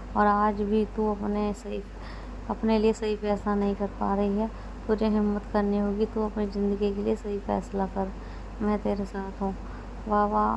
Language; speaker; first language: Hindi; native; Hindi